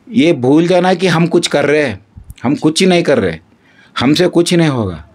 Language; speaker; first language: Hindi; non-native, local second language; Kannada